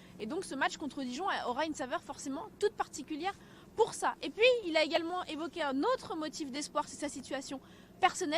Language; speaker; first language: French; native; French